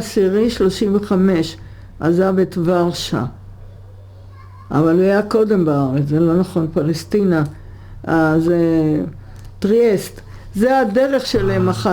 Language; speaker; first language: Hebrew; early bilingual, other home language; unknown